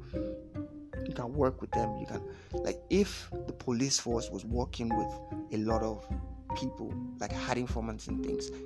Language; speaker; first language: English; non-native, local second language; Yoruba